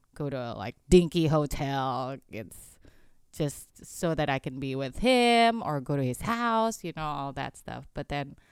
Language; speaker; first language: English; non-native, fluent; Indonesian